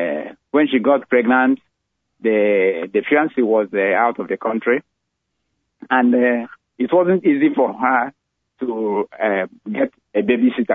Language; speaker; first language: English; non-native, local second language; Igbo